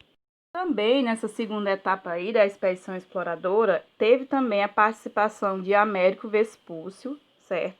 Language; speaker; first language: Portuguese; native; Portuguese